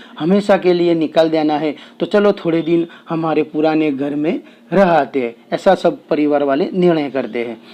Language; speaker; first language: Hindi; non-native, local second language; Gujarati